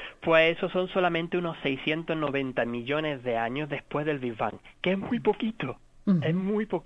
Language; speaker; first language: Spanish; native; Spanish